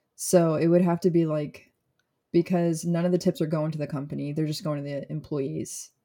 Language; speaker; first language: English; native; English